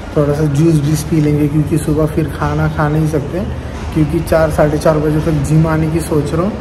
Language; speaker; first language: Hindi; non-native, local second language; Marathi